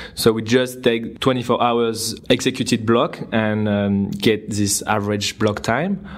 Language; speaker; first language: English; non-native, fluent; French